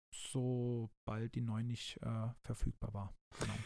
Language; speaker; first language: German; native; German